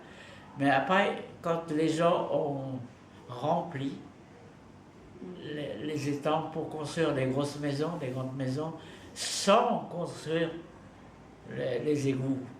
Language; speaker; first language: French; non-native, fluent; Vietnamese